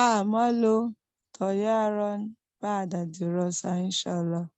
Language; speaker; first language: Arabic; non-native, learner; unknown